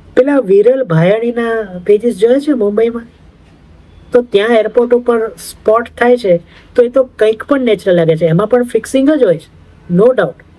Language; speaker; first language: Gujarati; native; Gujarati